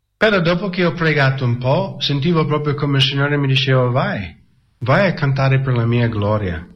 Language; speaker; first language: Italian; non-native, fluent; English